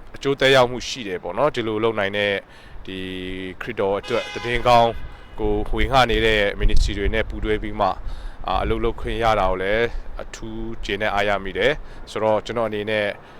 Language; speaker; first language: Burmese; non-native, local second language; Hakha Chin